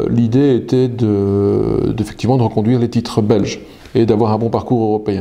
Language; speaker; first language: French; native; French